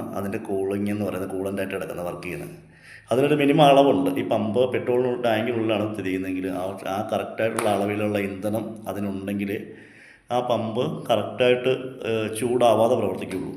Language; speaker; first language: Malayalam; native; Malayalam